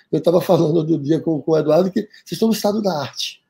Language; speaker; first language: Portuguese; native; Portuguese